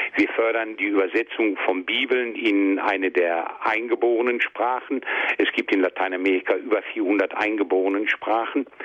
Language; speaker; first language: German; native; German